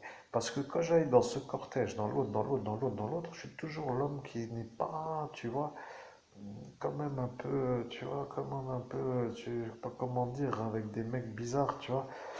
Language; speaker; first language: French; native; French